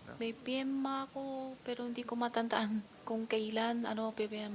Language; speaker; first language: Filipino; non-native, learner; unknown